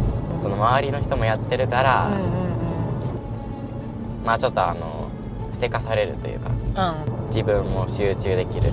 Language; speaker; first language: Japanese; early bilingual, heritage; Japanese